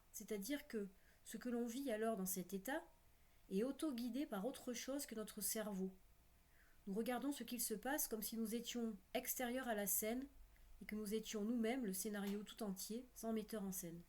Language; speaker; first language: French; native; French